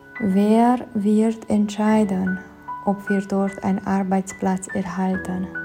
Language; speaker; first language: German; non-native, fluent; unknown